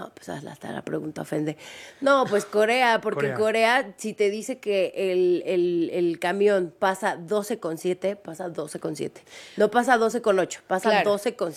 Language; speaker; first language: Spanish; native; Spanish